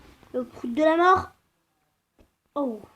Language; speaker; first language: French; native; French